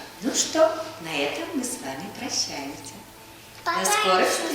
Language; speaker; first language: Russian; native; Russian